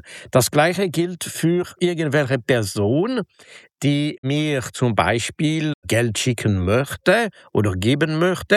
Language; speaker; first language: German; non-native, local second language; French